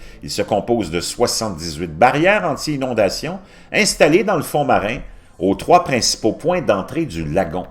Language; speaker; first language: French; native; French